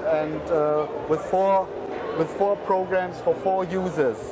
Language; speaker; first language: English; non-native, fluent; German